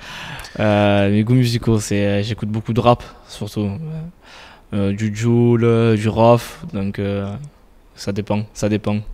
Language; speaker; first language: French; native; French